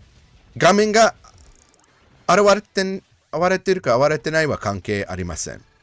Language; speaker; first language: Japanese; non-native, learner; English